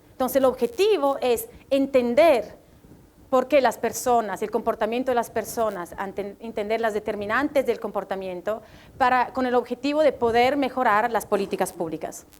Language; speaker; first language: Spanish; non-native, fluent; Italian